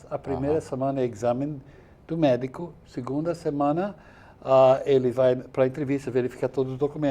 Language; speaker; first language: Portuguese; non-native, fluent; English